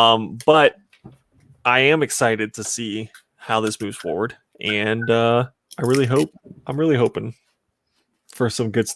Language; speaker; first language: English; native; English